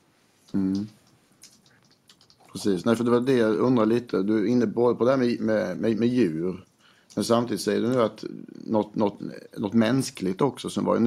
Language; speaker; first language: Swedish; native; Swedish